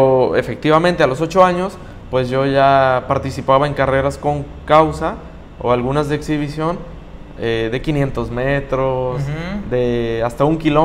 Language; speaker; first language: Spanish; native; Spanish